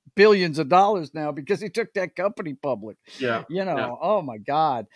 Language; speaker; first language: English; native; English